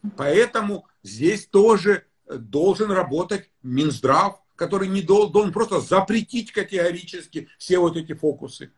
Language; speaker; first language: Russian; native; Russian